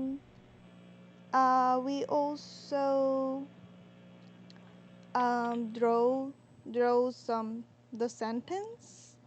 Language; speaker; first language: English; non-native, learner; Korean